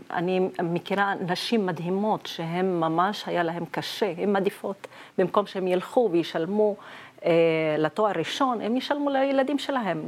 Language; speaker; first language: Hebrew; non-native, local second language; Arabic